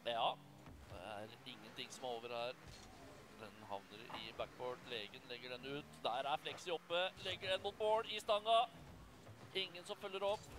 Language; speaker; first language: Norwegian; native; Norwegian